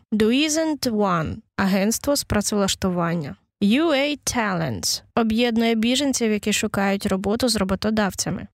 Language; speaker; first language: Ukrainian; native; Ukrainian